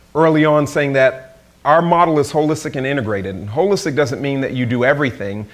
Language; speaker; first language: English; native; English